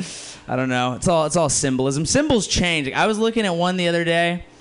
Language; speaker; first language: English; native; English